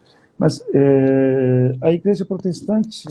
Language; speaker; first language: Portuguese; non-native, fluent; Turkish